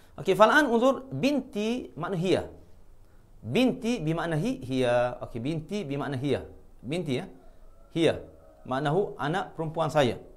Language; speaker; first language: Arabic; non-native, fluent; Malay